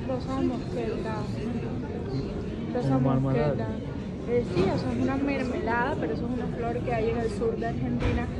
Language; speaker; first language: Spanish; native; Spanish